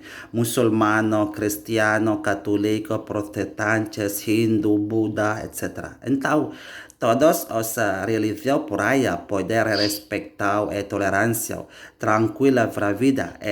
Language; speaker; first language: Portuguese; non-native, learner; Indonesian